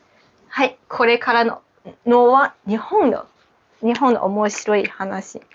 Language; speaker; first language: Japanese; non-native, local second language; Chinese